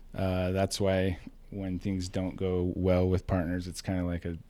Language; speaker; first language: English; native; English